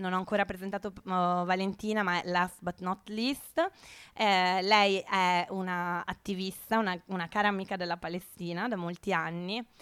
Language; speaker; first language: Italian; native; Italian